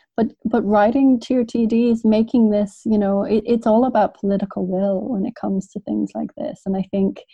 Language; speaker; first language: English; native; English